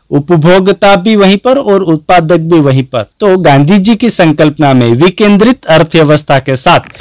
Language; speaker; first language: Hindi; non-native, local second language; Gujarati